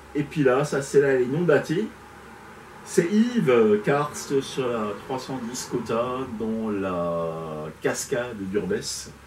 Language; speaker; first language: French; native; French